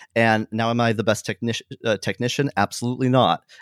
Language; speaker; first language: English; native; English